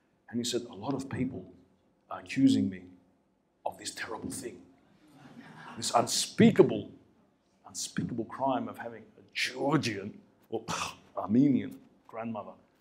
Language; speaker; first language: English; early bilingual, other home language; Greek